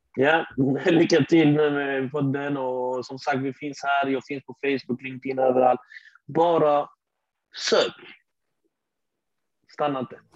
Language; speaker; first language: Swedish; early bilingual, other home language; Arabic